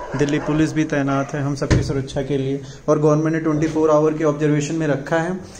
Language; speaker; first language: Hindi; native; Hindi